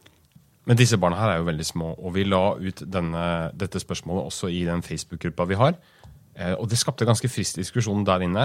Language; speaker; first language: Norwegian; native; Norwegian